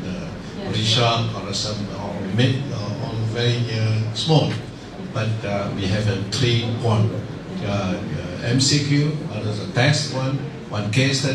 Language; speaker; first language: English; non-native, local second language; Vietnamese